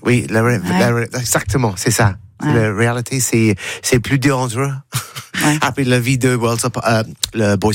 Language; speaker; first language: French; non-native, learner; English